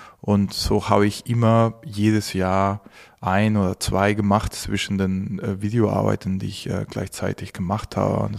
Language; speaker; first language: German; non-native, fluent; Spanish